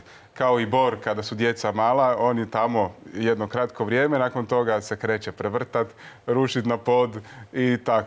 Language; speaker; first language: Croatian; native; Croatian